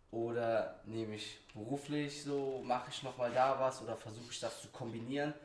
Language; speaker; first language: German; early bilingual, other home language; Portuguese